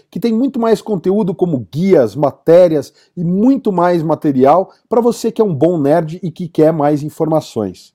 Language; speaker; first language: Portuguese; native; Portuguese